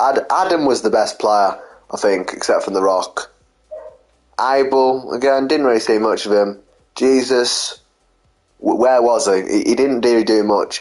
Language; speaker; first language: English; native; English